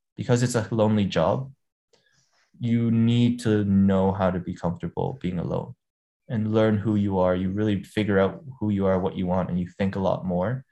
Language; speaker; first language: English; native; English